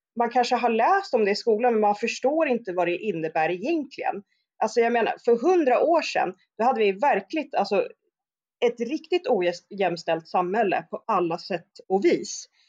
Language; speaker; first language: Swedish; native; Swedish